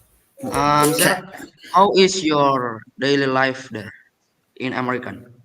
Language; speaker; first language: English; non-native, learner; Indonesian